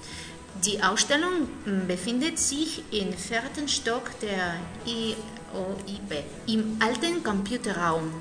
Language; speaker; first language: German; non-native, learner; Spanish